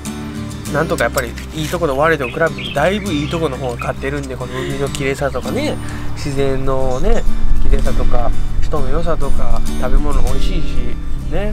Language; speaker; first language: Japanese; native; Japanese